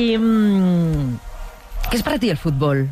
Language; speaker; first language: Spanish; native; Spanish